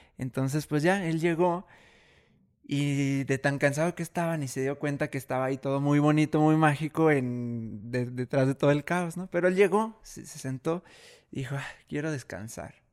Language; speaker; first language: Spanish; native; Spanish